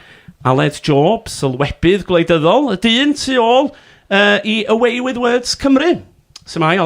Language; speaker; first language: Welsh; native; Welsh